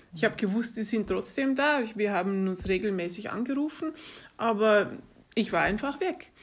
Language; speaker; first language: German; non-native, fluent; Dutch